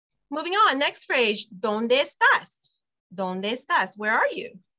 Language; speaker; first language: Spanish; non-native, fluent; English